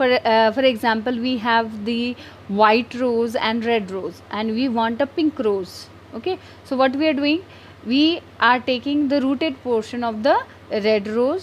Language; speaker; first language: English; non-native, local second language; Hindi